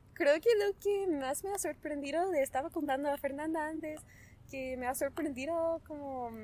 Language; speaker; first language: Spanish; non-native, fluent; English